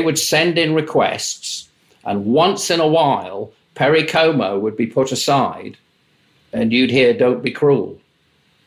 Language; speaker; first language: English; native; English